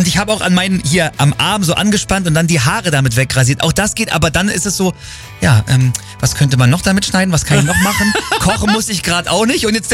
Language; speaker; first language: German; native; German